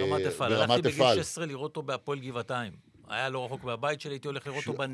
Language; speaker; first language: Hebrew; native; Hebrew